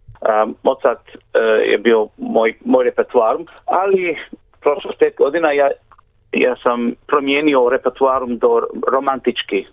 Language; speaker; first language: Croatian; early bilingual, heritage; Croatian